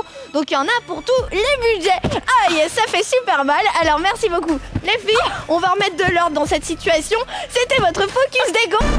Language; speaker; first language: French; native; French